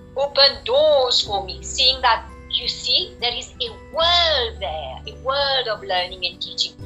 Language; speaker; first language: English; non-native, fluent; French